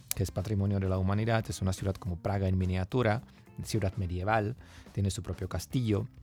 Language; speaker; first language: Spanish; non-native, fluent; Czech